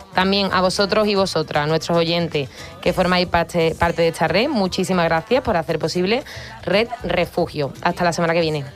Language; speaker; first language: Spanish; native; Spanish